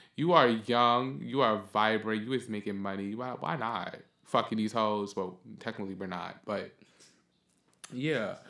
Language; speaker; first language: English; native; English